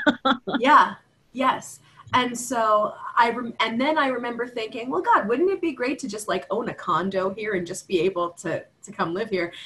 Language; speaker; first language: English; native; English